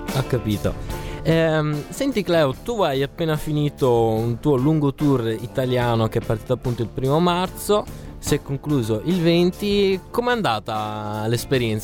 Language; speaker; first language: Italian; native; Italian